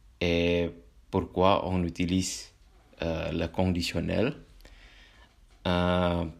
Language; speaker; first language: French; non-native, learner; Indonesian